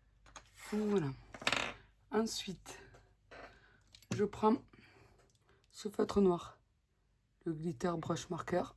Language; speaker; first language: French; native; French